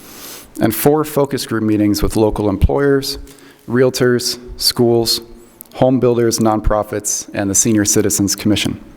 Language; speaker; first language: English; native; English